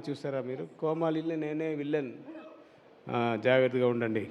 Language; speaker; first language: Telugu; non-native, learner; Tamil